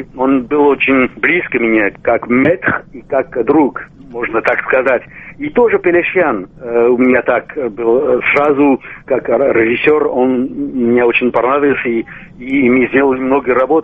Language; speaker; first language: Russian; non-native, local second language; Armenian